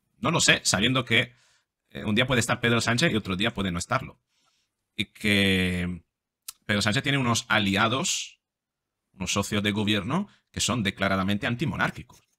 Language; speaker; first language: Spanish; non-native, fluent; Italian